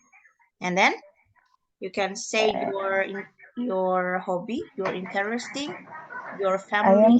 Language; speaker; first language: English; non-native, learner; Indonesian